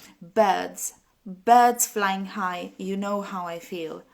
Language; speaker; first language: English; non-native, fluent; Polish